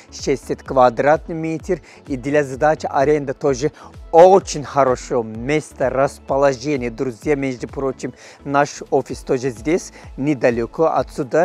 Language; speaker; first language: Russian; non-native, fluent; Turkish